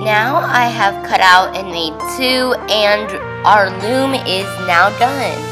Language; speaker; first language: English; native; English